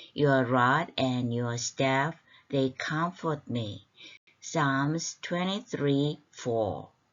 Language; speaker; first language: English; non-native, fluent; Korean